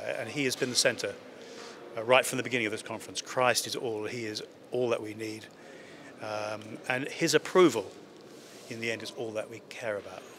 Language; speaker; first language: English; native; English